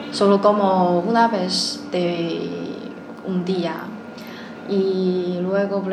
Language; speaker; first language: Spanish; non-native, learner; Chinese